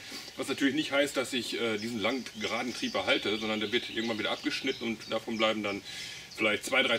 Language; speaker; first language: German; native; German